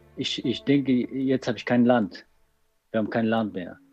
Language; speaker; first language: German; non-native, learner; Persian